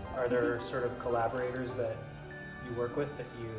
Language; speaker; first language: English; native; English